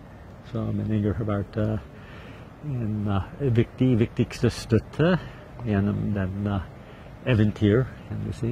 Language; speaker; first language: Norwegian; non-native, learner; English